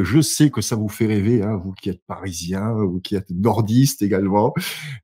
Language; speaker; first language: French; native; French